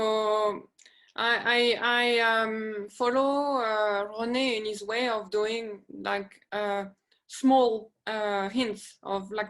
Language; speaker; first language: English; non-native, fluent; French